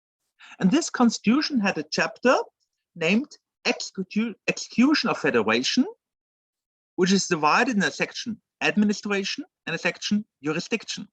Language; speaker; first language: English; non-native, fluent; German